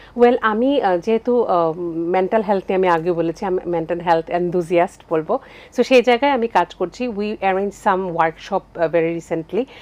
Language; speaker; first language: Bangla; native; Bangla